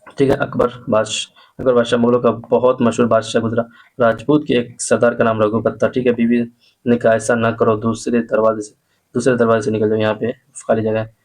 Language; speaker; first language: Urdu; native; Urdu